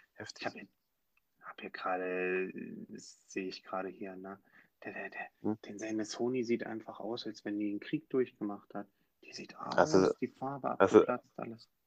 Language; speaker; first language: German; native; German